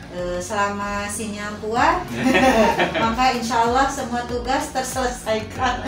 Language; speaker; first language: Indonesian; non-native, local second language; Sundanese